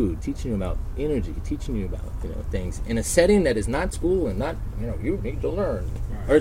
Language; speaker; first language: English; native; English